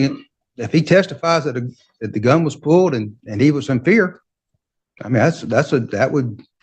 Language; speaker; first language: English; native; English